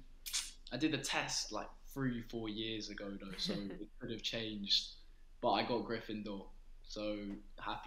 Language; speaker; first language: English; native; English